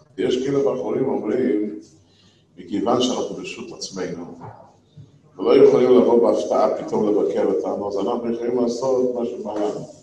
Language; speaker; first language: Hebrew; non-native, fluent; English